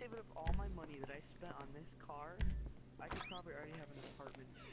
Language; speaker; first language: English; native; English